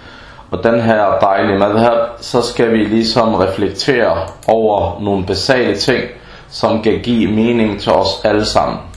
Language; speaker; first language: Danish; early bilingual, other home language; Arabic